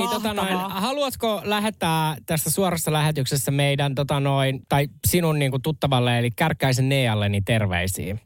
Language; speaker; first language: Finnish; native; Finnish